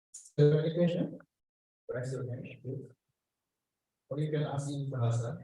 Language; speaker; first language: English; non-native, learner; Indonesian